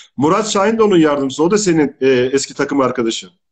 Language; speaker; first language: Turkish; native; Turkish